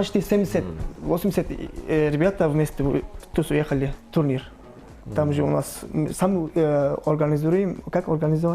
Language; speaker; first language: Russian; non-native, learner; Turkish